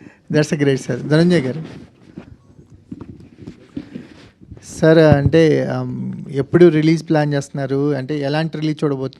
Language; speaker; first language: Telugu; native; Telugu